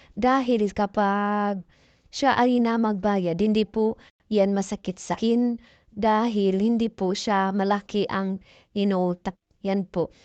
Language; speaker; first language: Filipino; non-native, local second language; Cebuano